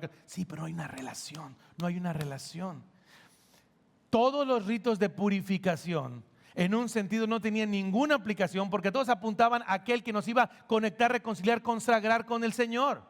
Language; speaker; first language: Spanish; native; Spanish